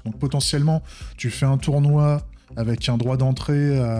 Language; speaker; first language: French; native; French